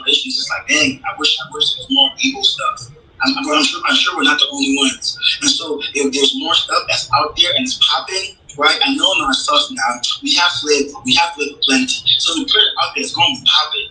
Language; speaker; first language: English; early bilingual, other home language; Igbo